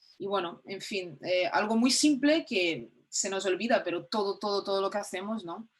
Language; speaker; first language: Spanish; non-native, fluent; Portuguese